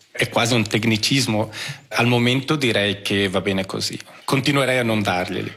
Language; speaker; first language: Italian; native; Italian